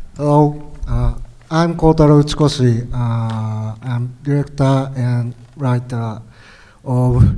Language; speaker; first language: English; non-native, learner; Japanese